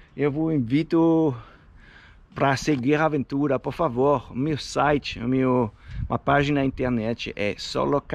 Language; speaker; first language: Portuguese; non-native, learner; French